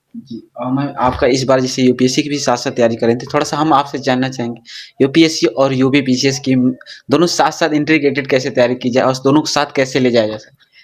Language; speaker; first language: Hindi; native; Hindi